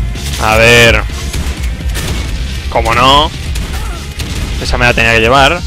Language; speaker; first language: Spanish; native; Spanish